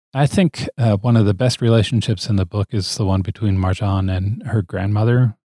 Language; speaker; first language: English; native; English